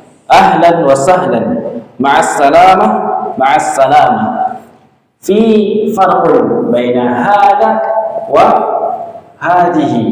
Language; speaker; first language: Arabic; non-native, fluent; Indonesian